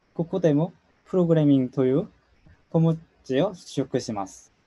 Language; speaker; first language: Japanese; non-native, learner; Korean